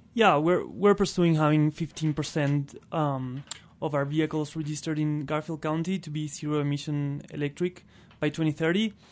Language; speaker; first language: English; non-native, fluent; Spanish